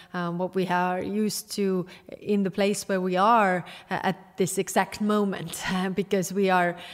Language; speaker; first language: English; non-native, fluent; Estonian